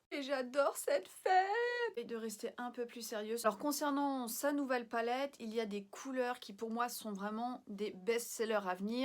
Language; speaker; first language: French; native; French